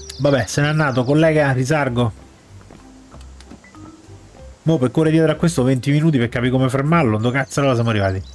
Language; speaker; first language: Italian; native; Italian